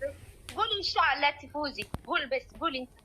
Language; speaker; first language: Arabic; non-native, learner; Oromo